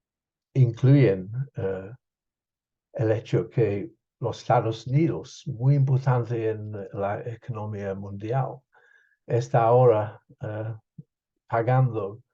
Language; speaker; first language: Spanish; non-native, fluent; English